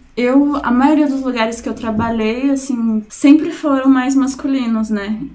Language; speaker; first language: Portuguese; native; Portuguese